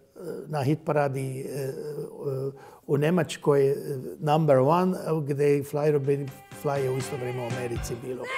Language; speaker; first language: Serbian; non-native, local second language; Hungarian